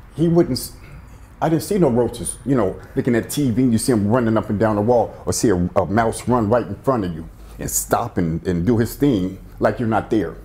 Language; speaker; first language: English; native; English